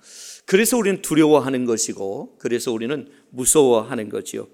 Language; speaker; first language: Korean; native; Korean